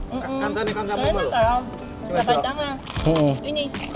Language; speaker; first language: Indonesian; non-native, learner; Chinese